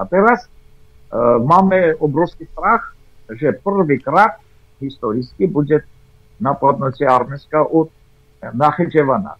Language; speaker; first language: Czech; non-native, fluent; Armenian